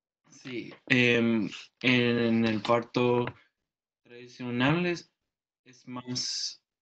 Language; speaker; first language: Spanish; non-native, learner; English